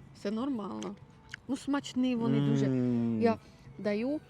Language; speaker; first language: Ukrainian; non-native, learner; Czech